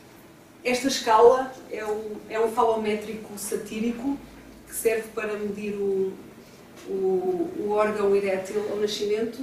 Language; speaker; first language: Portuguese; native; Portuguese